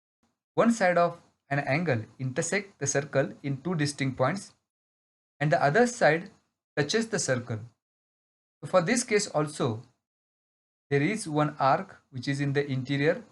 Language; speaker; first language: English; non-native, local second language; Marathi